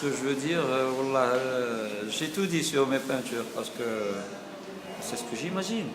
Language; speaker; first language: French; non-native, local second language; Arabic